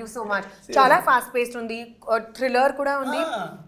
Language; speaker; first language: Telugu; non-native, learner; Hindi